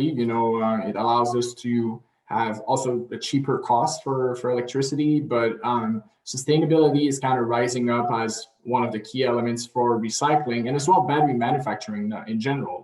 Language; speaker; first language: English; non-native, local second language; French